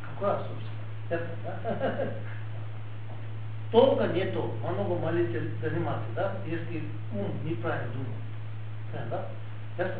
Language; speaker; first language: Russian; non-native, learner; Tibetan